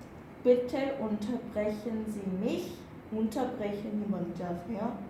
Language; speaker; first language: German; non-native, learner; Korean